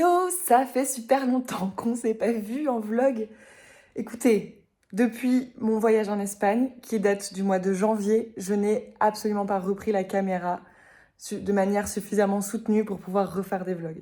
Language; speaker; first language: French; native; French